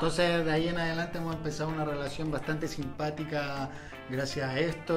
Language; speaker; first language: Spanish; native; Spanish